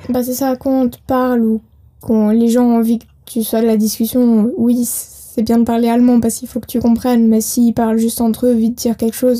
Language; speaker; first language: French; native; French